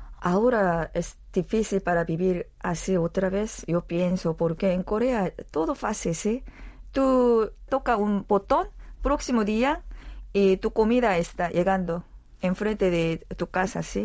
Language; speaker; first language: Spanish; non-native, learner; Korean